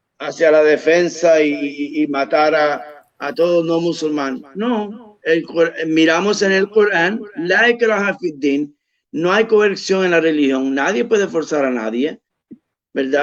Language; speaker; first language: Spanish; early bilingual, heritage; Spanish